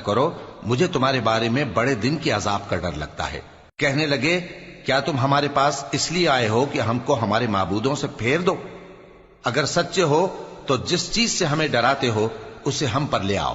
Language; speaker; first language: Urdu; native; Urdu